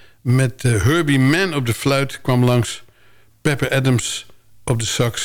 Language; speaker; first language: Dutch; native; Dutch